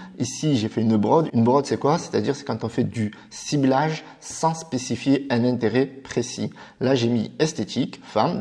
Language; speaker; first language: French; native; French